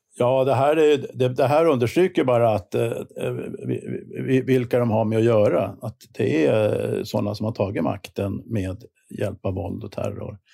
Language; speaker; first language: Swedish; native; Swedish